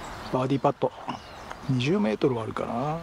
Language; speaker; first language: Japanese; native; Japanese